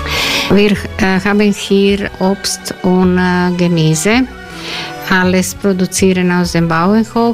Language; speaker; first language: German; non-native, learner; Croatian